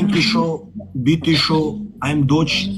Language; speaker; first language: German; non-native, learner; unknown